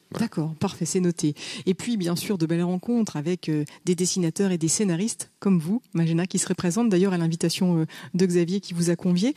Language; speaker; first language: French; native; French